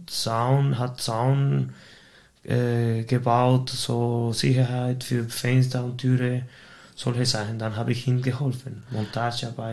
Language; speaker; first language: German; non-native, fluent; Spanish